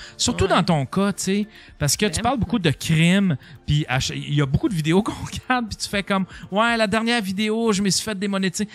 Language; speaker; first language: French; native; French